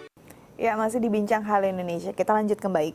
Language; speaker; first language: Indonesian; native; Indonesian